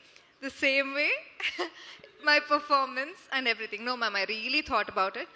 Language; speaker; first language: Telugu; non-native, learner; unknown